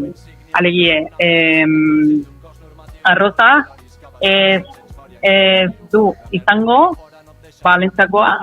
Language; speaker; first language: Basque; non-native, local second language; Spanish